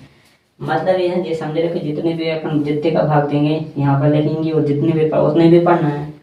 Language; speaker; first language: Hindi; native; Hindi